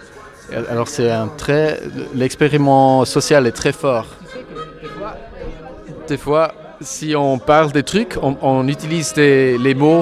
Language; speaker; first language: French; non-native, local second language; German